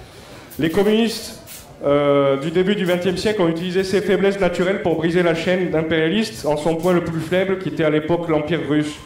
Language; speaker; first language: French; native; French